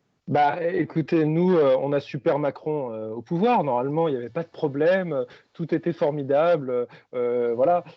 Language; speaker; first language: French; native; French